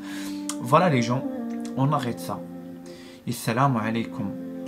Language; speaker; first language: French; non-native, learner; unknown